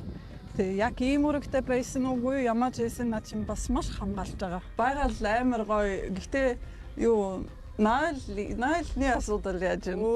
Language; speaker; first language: Mongolian; non-native, fluent; Polish